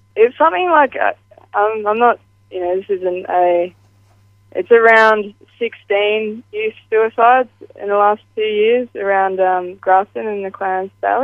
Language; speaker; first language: English; native; English